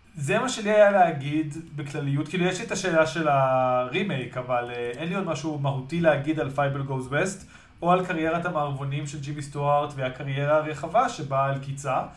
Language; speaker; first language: Hebrew; native; Hebrew